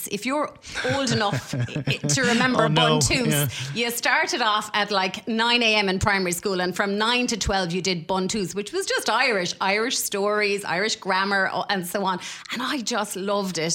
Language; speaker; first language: English; native; English